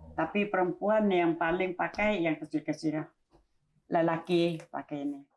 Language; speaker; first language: Malay; non-native, local second language; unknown